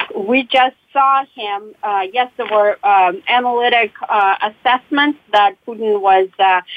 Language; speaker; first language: English; non-native, fluent; Russian